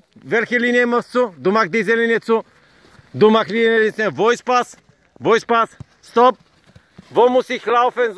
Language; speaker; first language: German; non-native, learner; Bulgarian